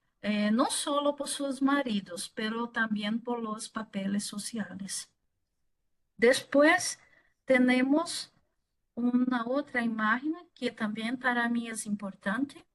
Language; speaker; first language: Spanish; non-native, fluent; Portuguese